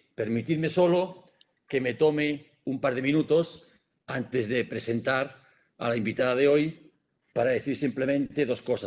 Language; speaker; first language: Spanish; native; Spanish